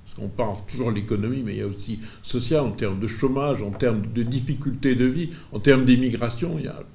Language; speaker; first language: French; native; French